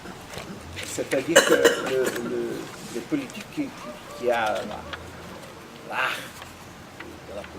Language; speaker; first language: French; non-native, fluent; Portuguese